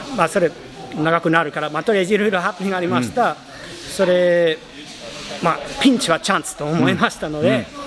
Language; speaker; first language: Japanese; non-native, fluent; English